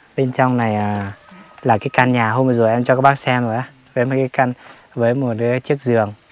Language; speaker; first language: Vietnamese; native; Vietnamese